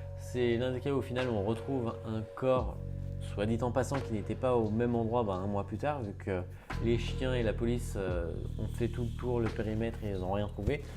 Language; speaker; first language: French; native; French